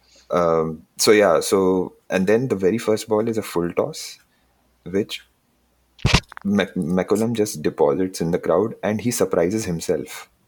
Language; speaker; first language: English; non-native, local second language; Hindi